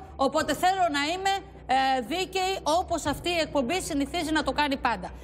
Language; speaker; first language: Greek; native; Greek